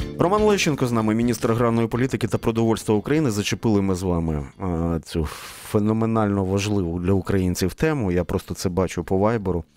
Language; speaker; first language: Ukrainian; native; Ukrainian